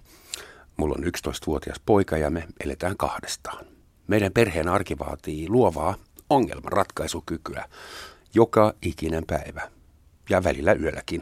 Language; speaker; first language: Finnish; native; Finnish